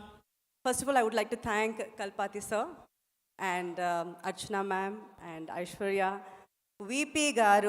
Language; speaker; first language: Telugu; non-native, learner; Tamil